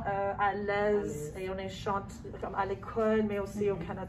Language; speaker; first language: French; non-native, local second language; English